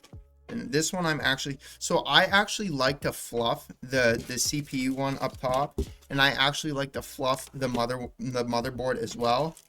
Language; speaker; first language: English; native; English